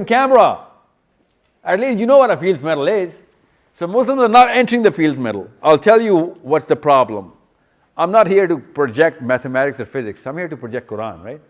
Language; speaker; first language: English; non-native, local second language; Urdu